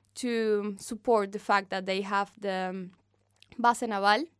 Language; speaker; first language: English; non-native, fluent; Spanish